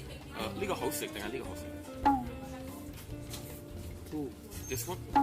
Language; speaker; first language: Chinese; non-native, fluent; English